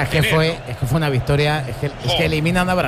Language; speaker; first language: Spanish; native; Spanish